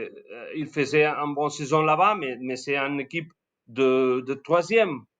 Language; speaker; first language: French; non-native, learner; Spanish